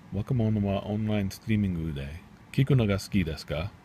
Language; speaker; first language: Japanese; non-native, learner; English